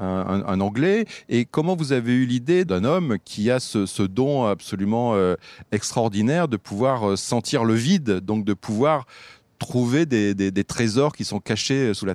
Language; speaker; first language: French; native; French